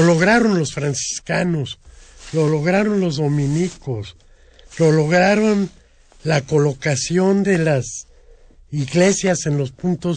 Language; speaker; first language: Spanish; native; Spanish